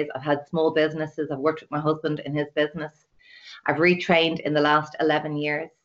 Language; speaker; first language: English; native; English